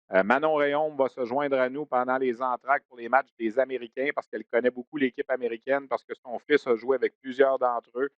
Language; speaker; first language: French; native; French